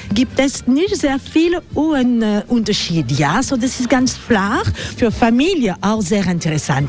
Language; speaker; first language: German; non-native, fluent; French